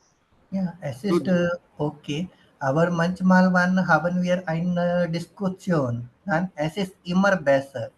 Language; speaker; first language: German; non-native, learner; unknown